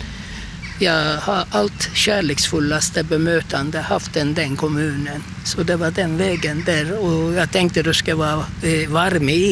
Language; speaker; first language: Swedish; non-native, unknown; Turkish